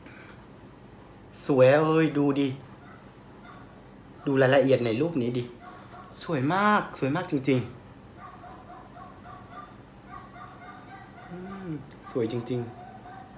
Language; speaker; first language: Thai; non-native, fluent; Vietnamese